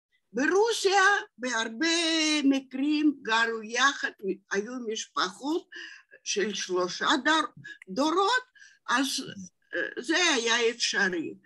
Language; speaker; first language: Hebrew; non-native, fluent; Russian